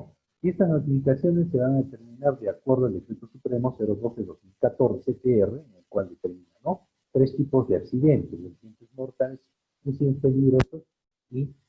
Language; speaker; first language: Spanish; native; Spanish